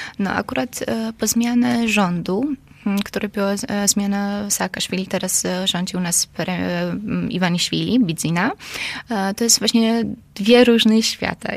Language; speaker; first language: Polish; non-native, fluent; Georgian